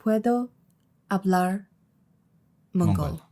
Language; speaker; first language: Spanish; non-native, learner; Mongolian